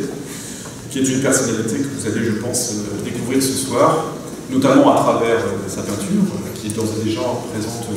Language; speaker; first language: French; native; French